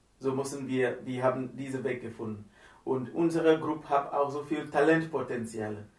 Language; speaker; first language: German; non-native, learner; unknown